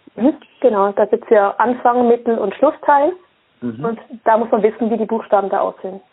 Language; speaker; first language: German; early bilingual, other home language; Swiss German